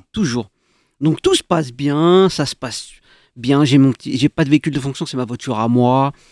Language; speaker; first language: French; early bilingual, other home language; Arabic